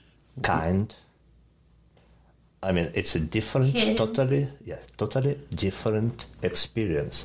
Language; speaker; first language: English; non-native, fluent; Ukrainian